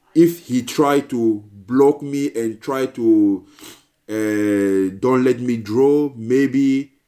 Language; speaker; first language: English; non-native, local second language; Basaa